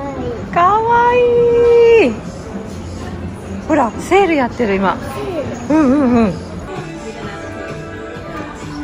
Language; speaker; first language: Japanese; native; Japanese